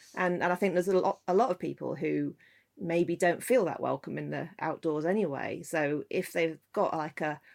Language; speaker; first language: English; native; English